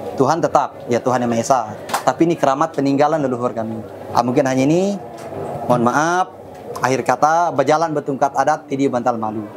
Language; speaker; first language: Indonesian; non-native, local second language; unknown